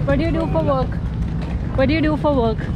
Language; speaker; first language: English; non-native, local second language; Hindi